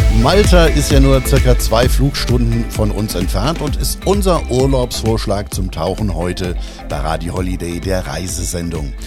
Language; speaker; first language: German; native; German